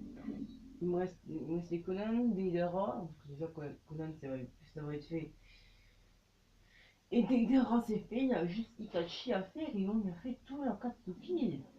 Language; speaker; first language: French; native; French